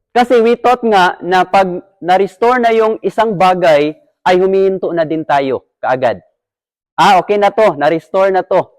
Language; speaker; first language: Filipino; native; Filipino